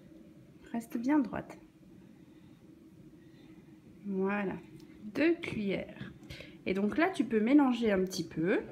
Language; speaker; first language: French; native; French